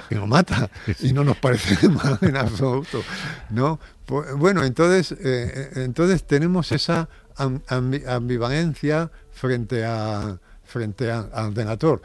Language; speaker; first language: Spanish; native; Spanish